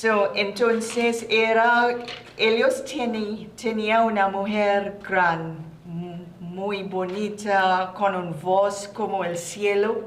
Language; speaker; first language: Spanish; non-native, learner; English